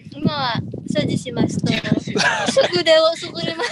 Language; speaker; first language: Japanese; non-native, learner; Fijian